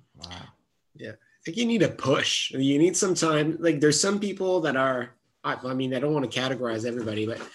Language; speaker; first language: English; non-native, fluent; French